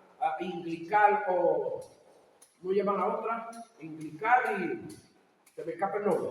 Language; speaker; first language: Spanish; native; Spanish